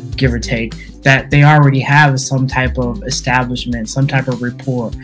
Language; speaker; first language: English; native; English